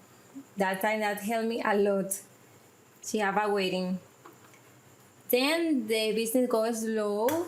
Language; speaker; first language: English; non-native, learner; Spanish